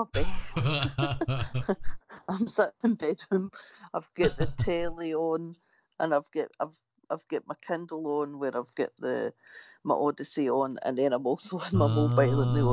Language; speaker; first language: English; native; English